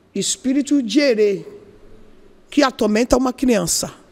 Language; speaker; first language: Portuguese; non-native, learner; Yoruba